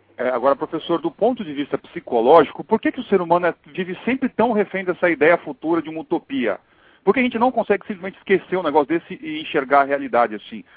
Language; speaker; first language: Portuguese; native; Portuguese